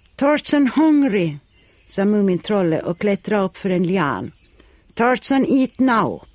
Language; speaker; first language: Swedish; native; Swedish